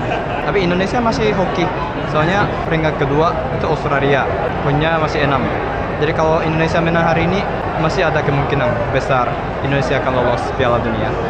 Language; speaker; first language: Indonesian; non-native, fluent; Japanese